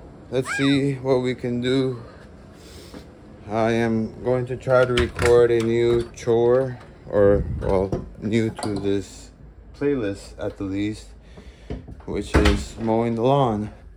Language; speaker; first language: English; early bilingual, other home language; Spanish